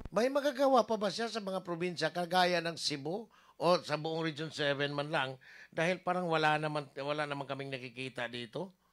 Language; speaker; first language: Filipino; non-native, local second language; Cebuano